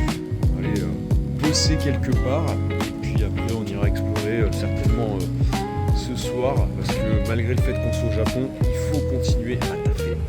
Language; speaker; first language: French; native; French